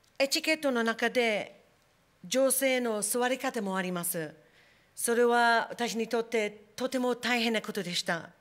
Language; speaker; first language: Japanese; non-native, fluent; English